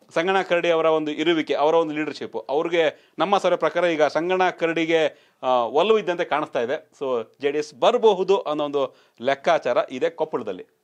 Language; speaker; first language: Kannada; native; Kannada